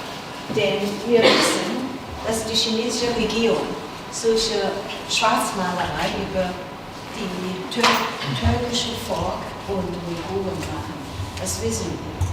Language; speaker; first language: German; non-native, fluent; Chinese